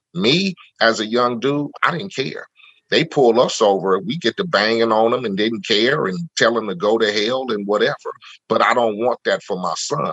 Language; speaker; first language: English; native; English